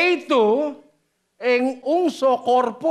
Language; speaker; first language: Portuguese; non-native, learner; Filipino